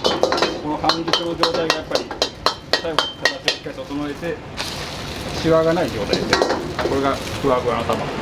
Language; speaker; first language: Japanese; native; Japanese